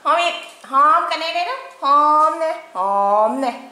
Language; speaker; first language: German; non-native, learner; Thai